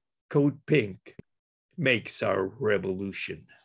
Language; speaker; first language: English; early bilingual, other home language; Spanish